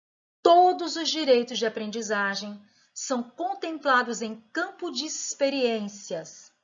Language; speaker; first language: Portuguese; native; Portuguese